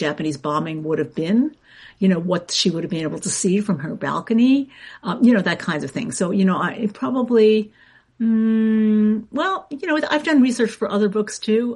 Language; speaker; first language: English; native; English